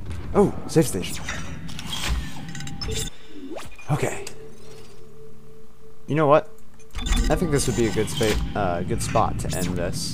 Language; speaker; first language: English; native; English